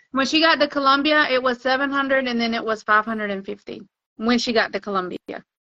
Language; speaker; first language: English; native; English